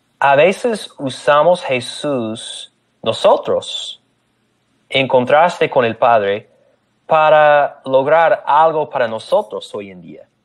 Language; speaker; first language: Spanish; non-native, fluent; English